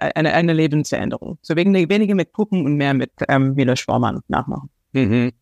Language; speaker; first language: German; non-native, fluent; English